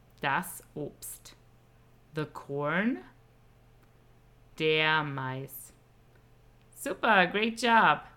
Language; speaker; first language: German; non-native, fluent; English